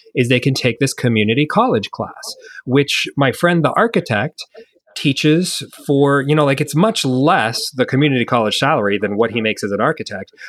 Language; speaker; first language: English; native; English